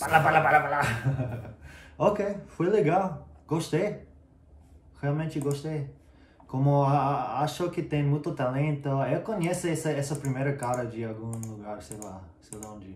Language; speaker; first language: Portuguese; non-native, learner; English